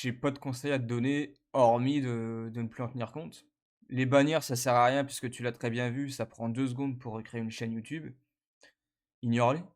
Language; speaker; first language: French; native; French